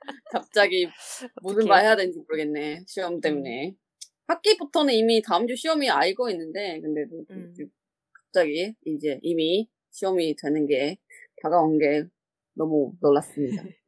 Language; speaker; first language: Korean; non-native, fluent; Chinese